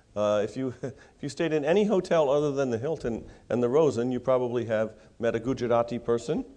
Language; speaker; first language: English; native; English